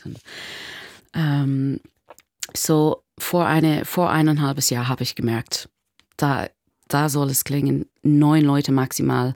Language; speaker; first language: German; non-native, learner; English